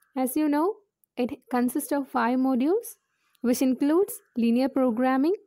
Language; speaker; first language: English; non-native, local second language; Malayalam